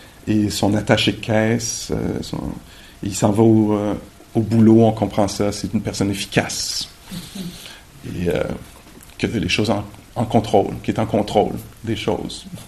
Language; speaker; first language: French; native; French